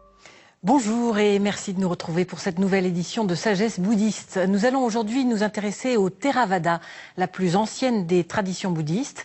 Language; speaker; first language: French; native; French